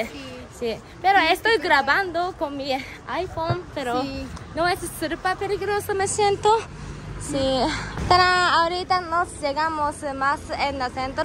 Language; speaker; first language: Spanish; non-native, learner; Japanese